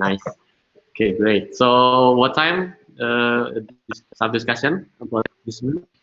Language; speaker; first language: English; non-native, learner; Indonesian